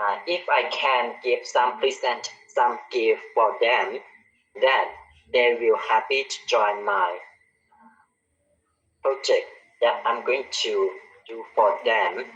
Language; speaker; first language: English; non-native, learner; Khmer